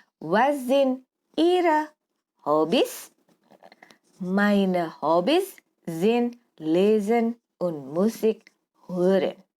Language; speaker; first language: German; non-native, fluent; Indonesian